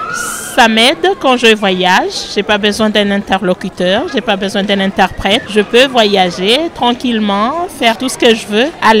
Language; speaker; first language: French; non-native, local second language; Comorian